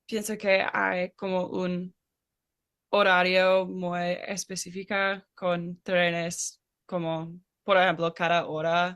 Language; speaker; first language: Spanish; non-native, fluent; English